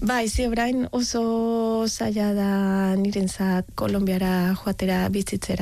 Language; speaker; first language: Basque; non-native, learner; Spanish